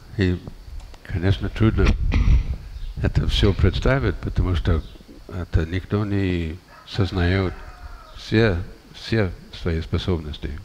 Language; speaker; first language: Russian; non-native, fluent; English